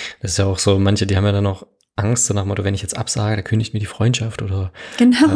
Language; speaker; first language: German; native; German